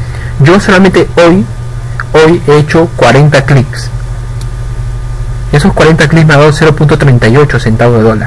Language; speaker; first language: Spanish; native; Spanish